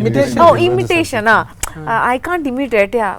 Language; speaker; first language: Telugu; non-native, learner; Bangla